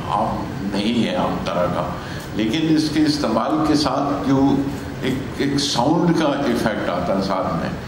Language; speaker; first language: Hindi; native; Hindi